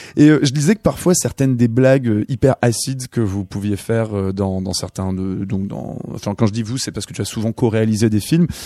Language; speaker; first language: French; native; French